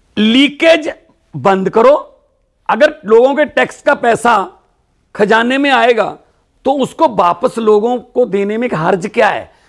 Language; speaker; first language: Hindi; non-native, local second language; Punjabi